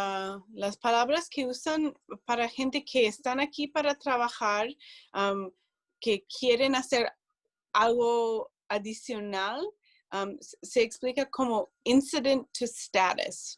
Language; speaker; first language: Spanish; non-native, fluent; English